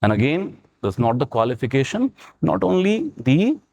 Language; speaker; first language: English; non-native, local second language; Punjabi